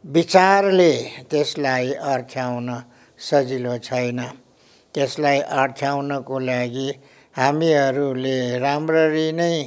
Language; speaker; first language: Nepali; non-native, local second language; Newari